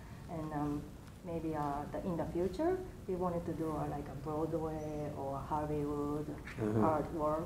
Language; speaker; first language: English; non-native, fluent; Japanese